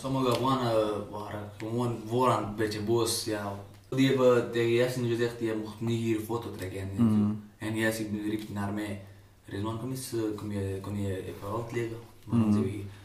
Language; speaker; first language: Dutch; non-native, learner; Pashto